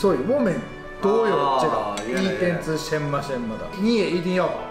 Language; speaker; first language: Chinese; non-native, fluent; Japanese